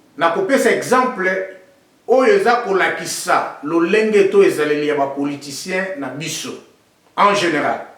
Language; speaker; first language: Lingala; native; Lingala